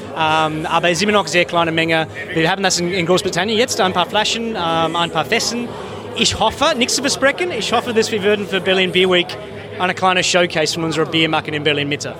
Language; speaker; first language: German; non-native, fluent; English